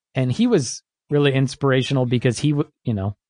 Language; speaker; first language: English; native; English